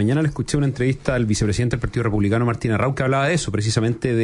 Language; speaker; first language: Spanish; native; Spanish